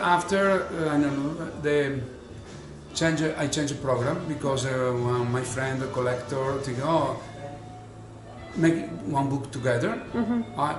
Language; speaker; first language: English; non-native, learner; Italian